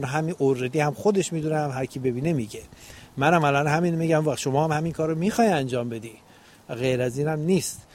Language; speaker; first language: Persian; native; Persian